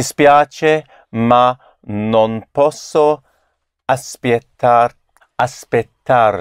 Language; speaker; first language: Italian; non-native, learner; English